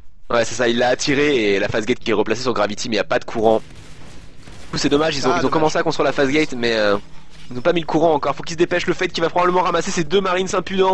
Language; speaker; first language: French; native; French